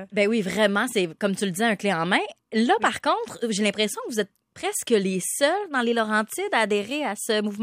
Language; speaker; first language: French; native; French